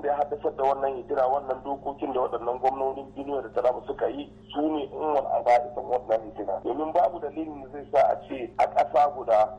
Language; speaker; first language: Hausa; non-native, local second language; Fula